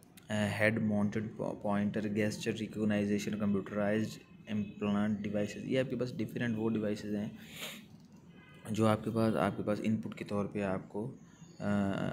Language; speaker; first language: Hindi; non-native, local second language; Punjabi